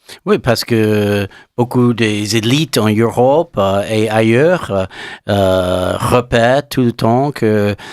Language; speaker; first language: French; non-native, learner; English